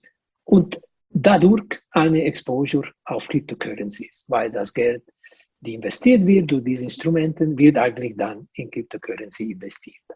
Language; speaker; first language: German; non-native, local second language; Italian